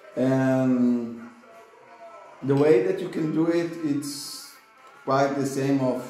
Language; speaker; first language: English; non-native, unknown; Portuguese